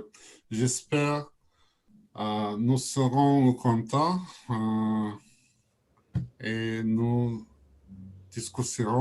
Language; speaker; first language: French; non-native, learner; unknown